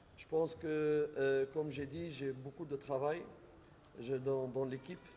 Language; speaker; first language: French; non-native, local second language; Arabic